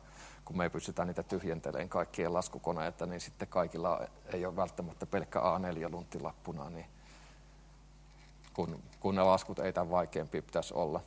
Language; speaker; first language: Finnish; native; Finnish